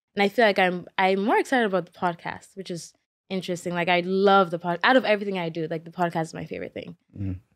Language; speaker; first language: English; early bilingual, other home language; Akan